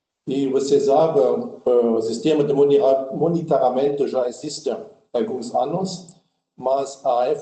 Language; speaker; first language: Portuguese; non-native, learner; German